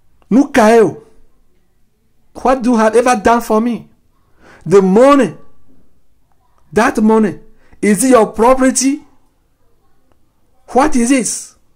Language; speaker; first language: English; non-native, fluent; Ewe